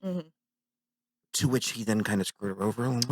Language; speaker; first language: English; native; English